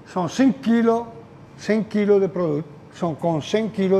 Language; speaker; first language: French; non-native, learner; Italian